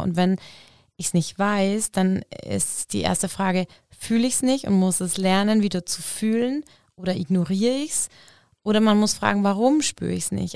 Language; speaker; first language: German; native; German